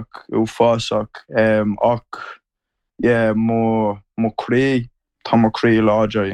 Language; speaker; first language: Irish; non-native, learner; English